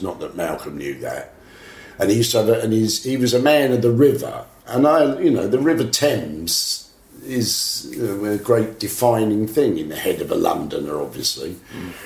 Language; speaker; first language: English; native; English